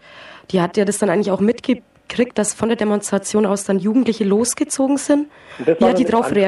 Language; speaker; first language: German; native; German